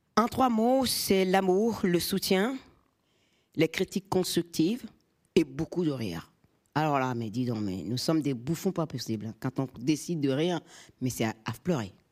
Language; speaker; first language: French; non-native, local second language; Fon